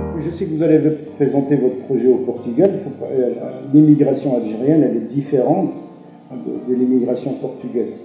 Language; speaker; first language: French; non-native, local second language; Arabic